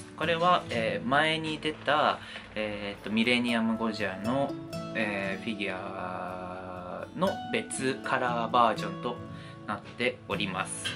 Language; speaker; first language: Japanese; native; Japanese